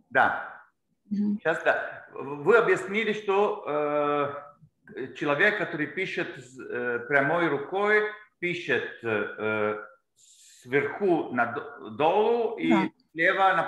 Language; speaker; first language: Russian; non-native, learner; Bulgarian